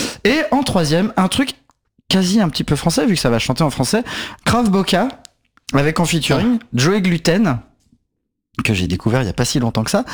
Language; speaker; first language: French; native; French